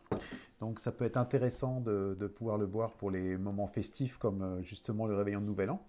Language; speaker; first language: French; native; French